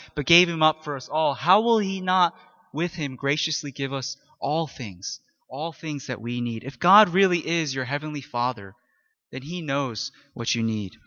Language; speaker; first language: English; native; English